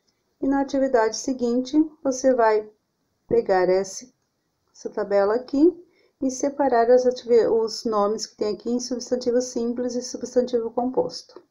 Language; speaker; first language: Portuguese; native; Portuguese